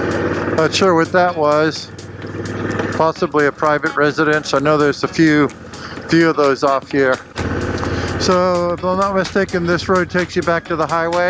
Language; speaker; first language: English; native; English